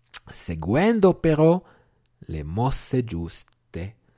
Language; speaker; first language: Italian; non-native, fluent; Hebrew